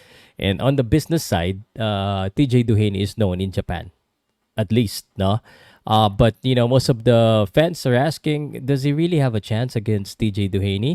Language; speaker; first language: English; non-native, local second language; Filipino